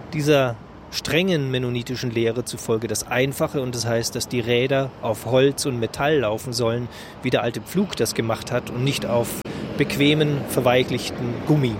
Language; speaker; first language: German; native; German